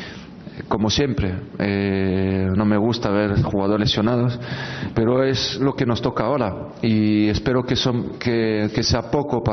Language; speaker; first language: Spanish; non-native, fluent; French